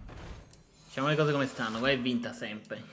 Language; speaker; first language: Italian; native; Italian